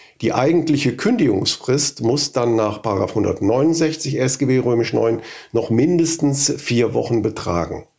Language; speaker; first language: German; native; German